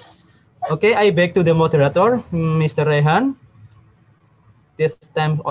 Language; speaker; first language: English; non-native, learner; Indonesian